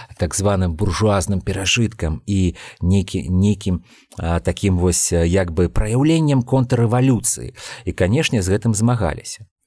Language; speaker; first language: Belarusian; non-native, local second language; Russian